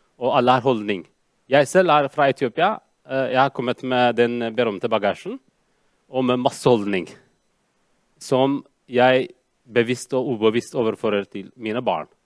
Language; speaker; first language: Norwegian; non-native, fluent; Amharic